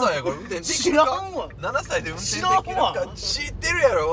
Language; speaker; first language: Japanese; non-native, fluent; English